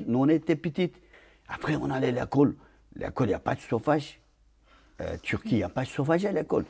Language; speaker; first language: French; non-native, fluent; Turkish